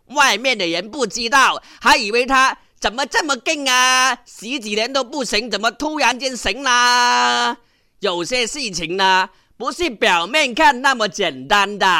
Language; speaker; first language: Chinese; non-native, local second language; Cantonese